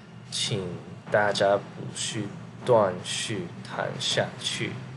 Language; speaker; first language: Chinese; non-native, learner; English